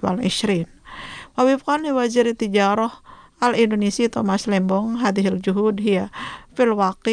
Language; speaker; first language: Arabic; non-native, fluent; Indonesian